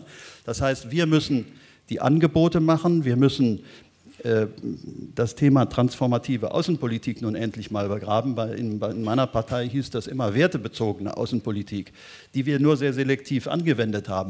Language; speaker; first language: German; native; German